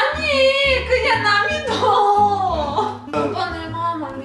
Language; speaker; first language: Korean; non-native, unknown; Russian